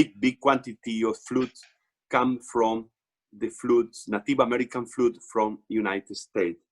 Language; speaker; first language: English; non-native, learner; Portuguese